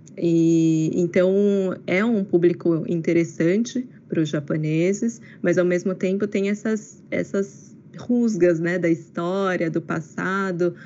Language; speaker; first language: Portuguese; native; Portuguese